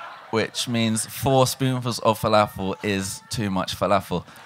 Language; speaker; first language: English; native; English